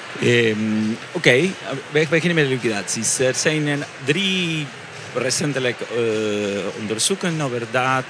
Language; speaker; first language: Dutch; non-native, fluent; Spanish